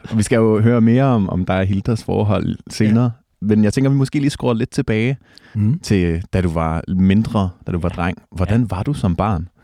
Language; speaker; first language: Danish; native; Danish